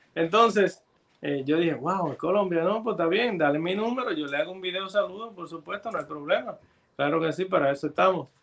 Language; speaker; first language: Spanish; native; Spanish